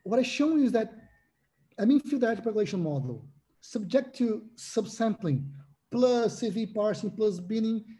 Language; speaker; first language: English; non-native, fluent; Portuguese